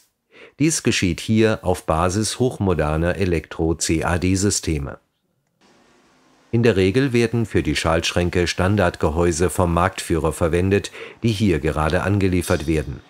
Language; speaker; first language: German; native; German